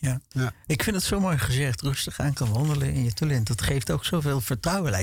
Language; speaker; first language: Dutch; native; Dutch